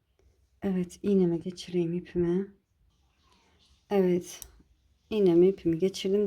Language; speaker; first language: Turkish; native; Turkish